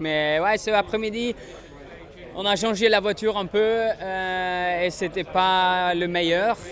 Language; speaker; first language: French; non-native, fluent; Swedish